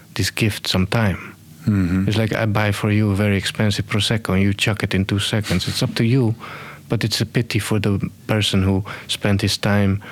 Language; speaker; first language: English; non-native, fluent; Estonian